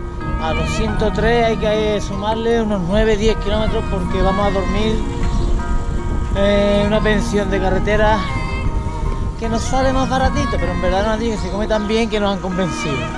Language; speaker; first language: Spanish; native; Spanish